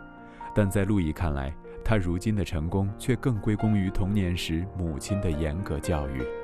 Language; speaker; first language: Chinese; native; Chinese